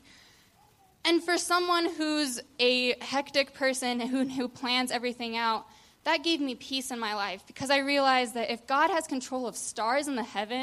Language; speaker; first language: English; native; English